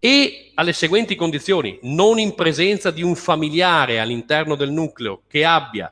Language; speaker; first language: Italian; native; Italian